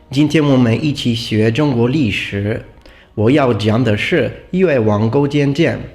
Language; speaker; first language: Chinese; non-native, learner; Italian